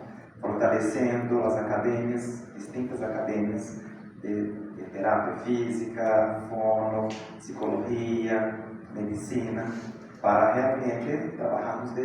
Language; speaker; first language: Spanish; non-native, fluent; Portuguese